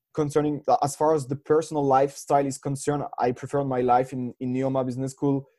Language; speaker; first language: English; non-native, fluent; French